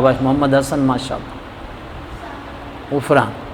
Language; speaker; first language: Arabic; non-native, learner; Urdu